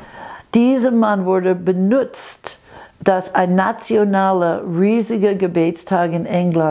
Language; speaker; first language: German; non-native, fluent; English